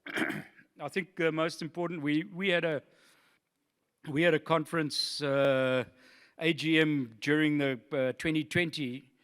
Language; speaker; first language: English; native; English